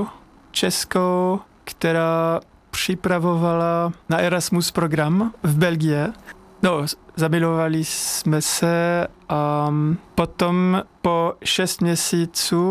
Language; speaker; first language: Czech; non-native, learner; French